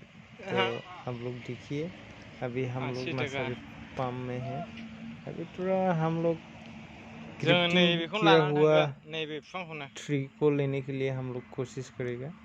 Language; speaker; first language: Hindi; non-native, local second language; Bodo